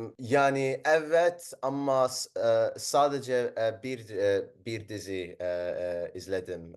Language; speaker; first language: Turkish; non-native, learner; Arabic